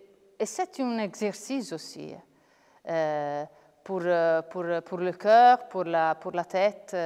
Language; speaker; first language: French; non-native, fluent; Italian